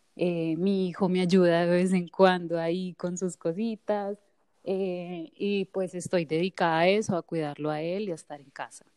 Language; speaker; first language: Spanish; native; Spanish